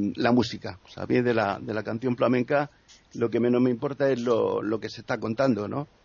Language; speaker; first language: Spanish; native; Spanish